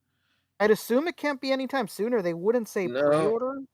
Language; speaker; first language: English; native; English